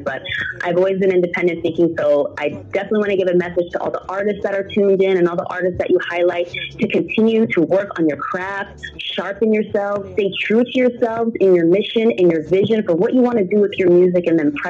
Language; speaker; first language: English; early bilingual, other home language; German